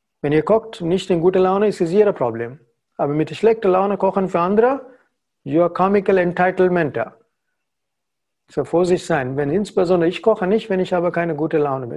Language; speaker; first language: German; non-native, learner; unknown